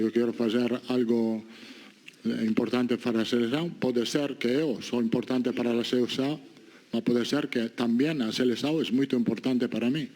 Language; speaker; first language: Spanish; non-native, fluent; Italian